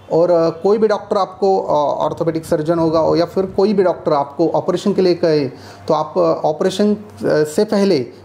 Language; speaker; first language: Hindi; non-native, local second language; Marathi